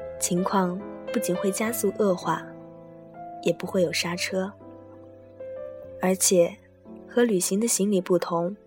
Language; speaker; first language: Chinese; native; Chinese